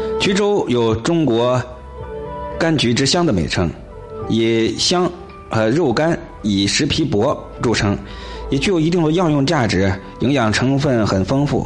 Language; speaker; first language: Chinese; native; Chinese